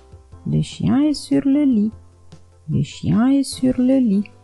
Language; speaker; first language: French; non-native, fluent; Romanian